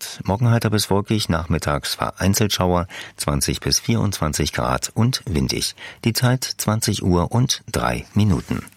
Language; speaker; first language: German; native; German